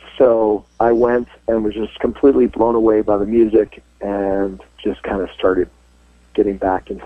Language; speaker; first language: English; native; English